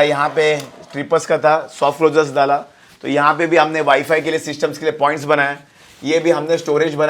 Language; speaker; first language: Hindi; non-native, local second language; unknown